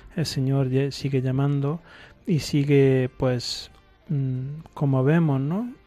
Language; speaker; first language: Spanish; native; Spanish